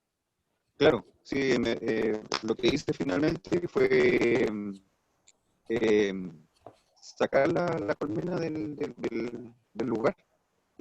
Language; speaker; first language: Spanish; native; Spanish